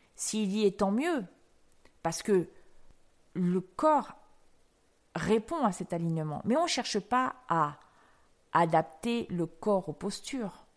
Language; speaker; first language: French; native; French